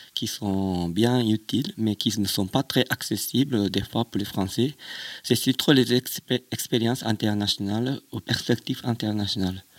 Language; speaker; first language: French; non-native, fluent; Japanese